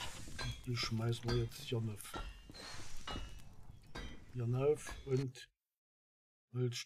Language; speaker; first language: German; native; German